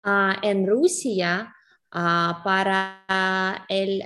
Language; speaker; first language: Spanish; non-native, learner; English